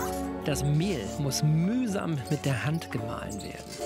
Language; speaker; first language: German; native; German